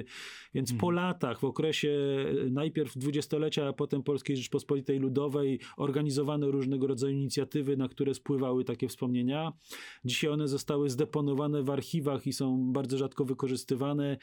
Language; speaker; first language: Polish; native; Polish